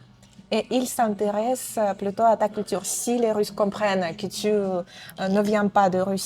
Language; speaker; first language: French; non-native, fluent; Russian